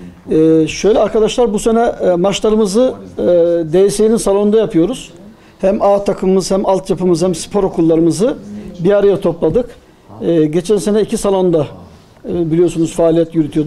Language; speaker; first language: Turkish; native; Turkish